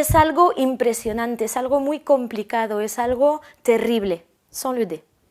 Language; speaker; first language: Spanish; non-native, fluent; French